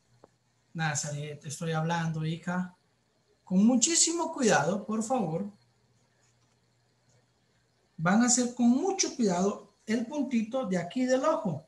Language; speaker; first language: Spanish; native; Spanish